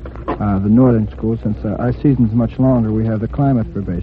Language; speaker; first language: English; native; English